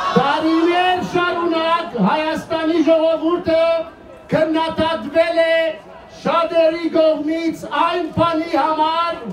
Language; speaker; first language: Armenian; early bilingual, heritage; Armenian